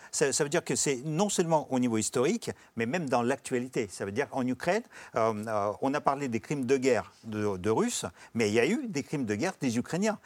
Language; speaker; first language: French; non-native, fluent; Russian